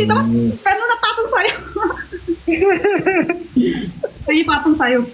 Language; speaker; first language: Filipino; non-native, learner; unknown